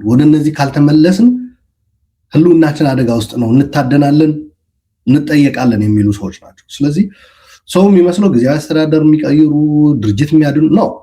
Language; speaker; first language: Amharic; non-native, local second language; Tigrinya